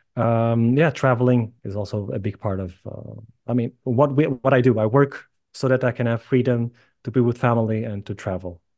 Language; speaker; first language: English; non-native, fluent; Portuguese